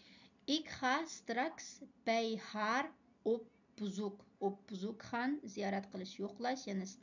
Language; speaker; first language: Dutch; non-native, fluent; Uyghur